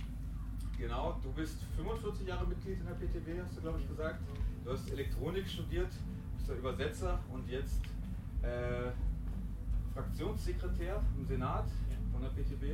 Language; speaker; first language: German; native; German